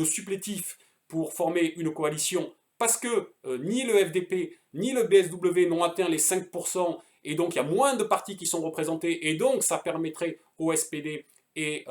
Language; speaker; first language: French; native; French